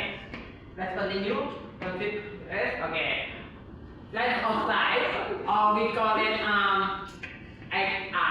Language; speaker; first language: English; non-native, learner; Indonesian